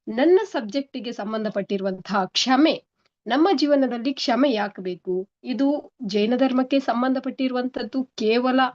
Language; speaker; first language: Kannada; native; Kannada